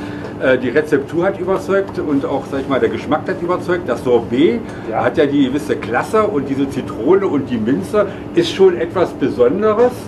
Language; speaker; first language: German; native; German